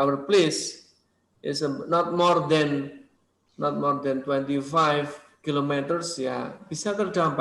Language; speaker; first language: English; non-native, learner; Indonesian